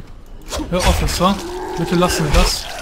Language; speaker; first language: German; native; German